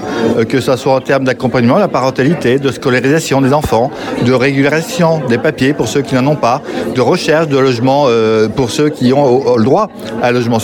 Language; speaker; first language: French; native; French